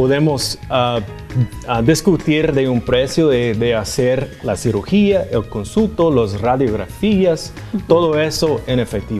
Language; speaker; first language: Spanish; non-native, fluent; English